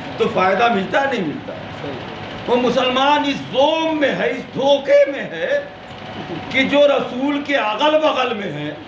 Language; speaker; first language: Urdu; native; Urdu